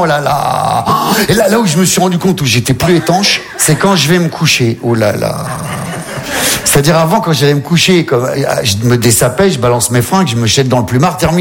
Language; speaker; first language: French; native; French